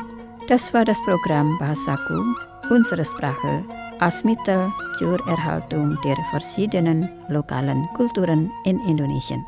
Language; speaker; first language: German; non-native, fluent; Indonesian